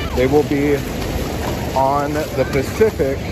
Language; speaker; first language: English; native; English